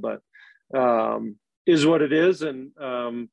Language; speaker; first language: English; native; English